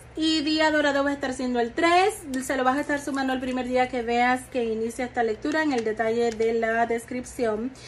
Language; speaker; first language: Spanish; native; Spanish